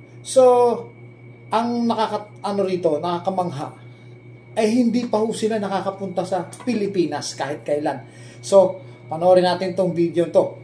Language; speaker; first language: Filipino; native; Filipino